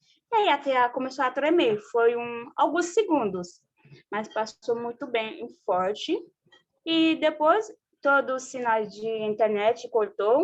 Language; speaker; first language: Portuguese; non-native, fluent; Haitian Creole